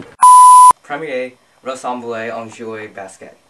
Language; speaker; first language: French; non-native, learner; English